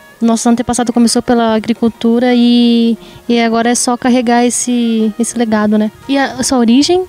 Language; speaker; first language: Portuguese; native; Portuguese